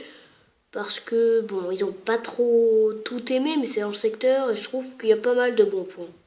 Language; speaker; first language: French; native; French